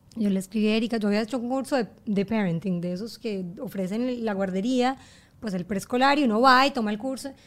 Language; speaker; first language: Spanish; native; Spanish